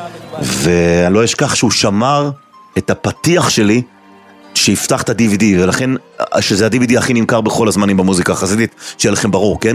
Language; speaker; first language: Hebrew; native; Hebrew